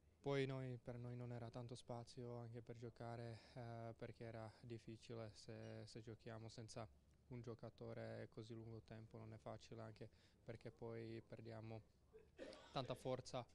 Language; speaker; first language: Italian; non-native, learner; Czech